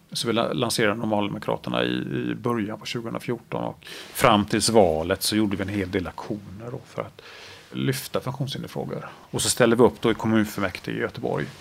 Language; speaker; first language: Swedish; native; Swedish